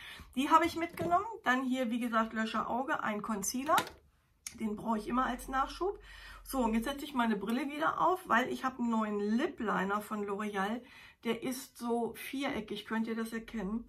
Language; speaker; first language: German; native; German